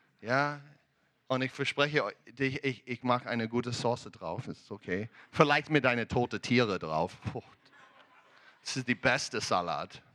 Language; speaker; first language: German; non-native, learner; English